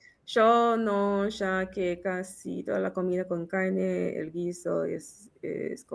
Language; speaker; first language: Spanish; non-native, fluent; English